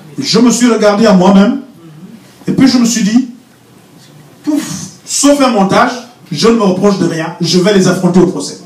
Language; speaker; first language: French; non-native, local second language; Fang